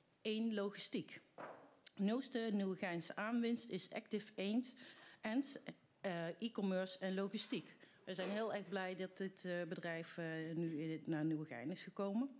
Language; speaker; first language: Dutch; native; Dutch